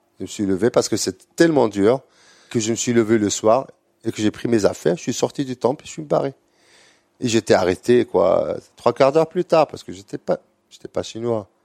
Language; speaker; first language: French; non-native, local second language; Arabic